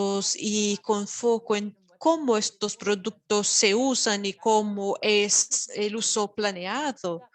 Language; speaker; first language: Spanish; non-native, fluent; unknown